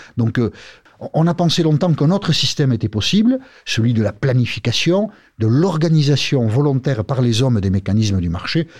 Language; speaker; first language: French; non-native, local second language; Basque